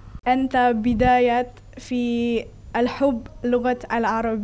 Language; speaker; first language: Arabic; non-native, fluent; Indonesian